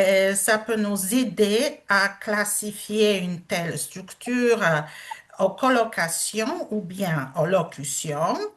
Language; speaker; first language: French; non-native, fluent; Polish